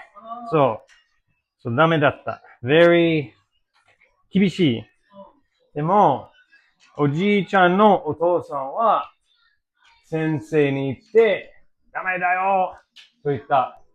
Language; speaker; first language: Japanese; non-native, learner; English